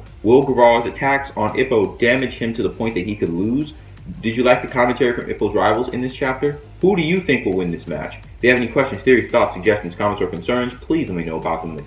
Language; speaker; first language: English; native; English